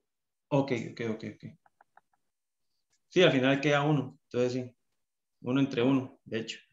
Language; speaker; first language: Spanish; native; Spanish